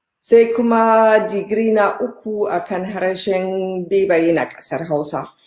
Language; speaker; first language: Hausa; non-native, fluent; German